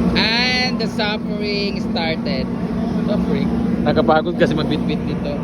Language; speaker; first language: Filipino; non-native, local second language; Cebuano